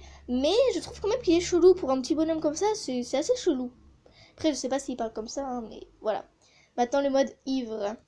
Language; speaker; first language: French; native; French